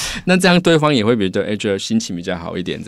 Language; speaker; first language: Chinese; native; Chinese